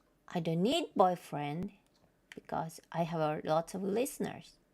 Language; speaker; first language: English; non-native, learner; Japanese